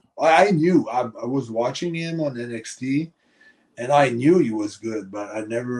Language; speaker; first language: English; non-native, fluent; French